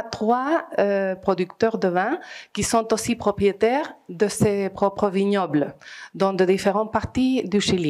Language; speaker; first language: French; non-native, fluent; Spanish